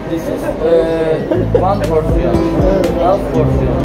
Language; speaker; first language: English; non-native, learner; Turkish